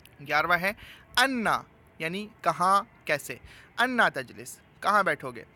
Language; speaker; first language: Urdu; native; Urdu